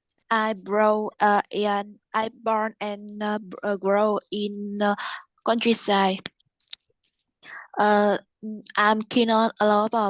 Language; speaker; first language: English; non-native, learner; Vietnamese